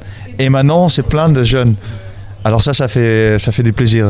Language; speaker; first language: French; non-native, fluent; Dutch